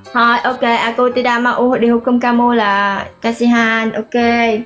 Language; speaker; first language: Indonesian; non-native, learner; Vietnamese